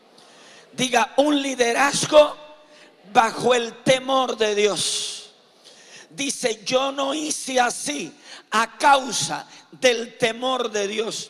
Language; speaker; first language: Spanish; native; Spanish